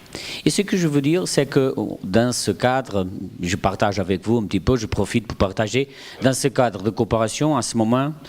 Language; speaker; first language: French; non-native, fluent; Portuguese